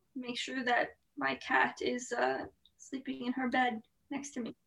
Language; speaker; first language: English; native; English